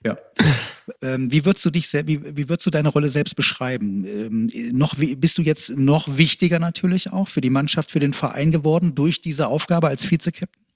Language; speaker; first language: German; native; German